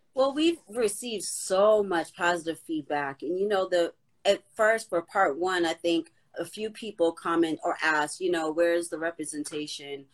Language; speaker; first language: English; native; English